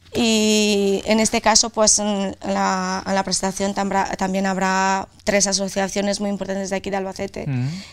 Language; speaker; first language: Spanish; non-native, fluent; Romanian